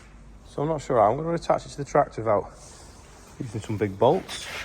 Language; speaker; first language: English; native; English